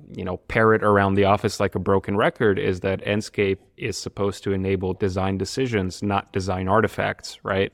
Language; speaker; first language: English; non-native, fluent; Bulgarian